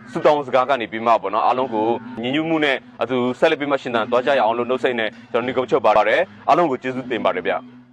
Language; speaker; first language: Burmese; non-native, local second language; Western Kayah